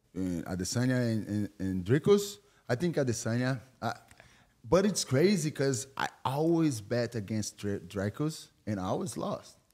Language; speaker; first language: English; non-native, fluent; Portuguese